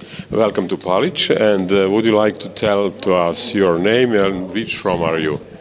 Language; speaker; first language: English; non-native, learner; Serbian